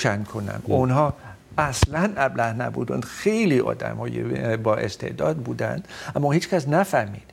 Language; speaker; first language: Persian; non-native, fluent; Dutch